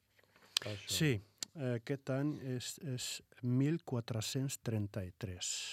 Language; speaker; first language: Catalan; non-native, fluent; Arabic